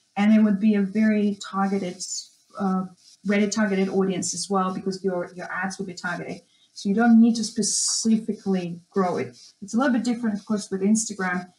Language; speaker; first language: English; non-native, fluent; Russian